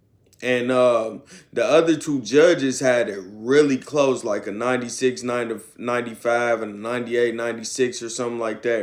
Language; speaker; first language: English; native; English